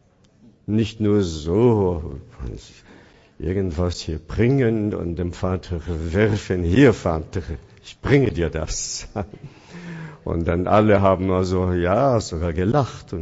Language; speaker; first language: German; non-native, fluent; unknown